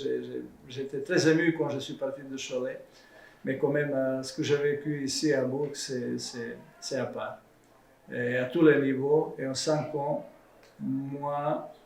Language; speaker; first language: French; non-native, fluent; Serbian